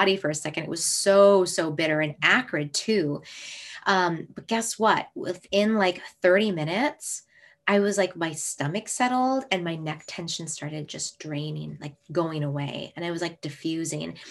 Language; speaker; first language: English; native; English